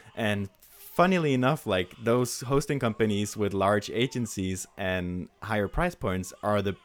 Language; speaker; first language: English; non-native, fluent; Danish